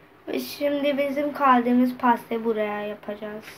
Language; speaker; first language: Turkish; non-native, learner; Urdu